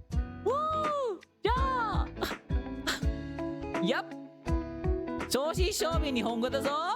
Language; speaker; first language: Japanese; non-native, fluent; English